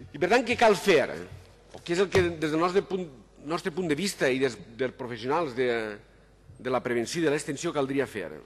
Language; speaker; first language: Catalan; native; Catalan